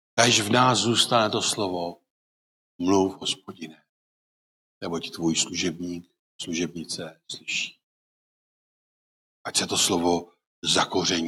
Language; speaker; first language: Czech; non-native, local second language; Polish